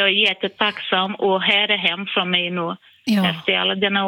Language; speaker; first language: Swedish; non-native, fluent; Portuguese